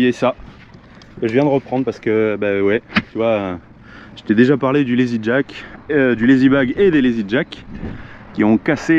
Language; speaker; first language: French; native; French